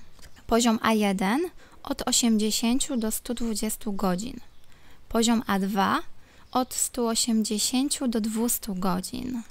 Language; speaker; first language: Polish; non-native, local second language; Ukrainian